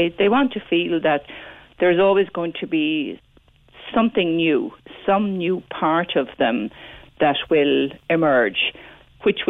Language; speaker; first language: English; native; English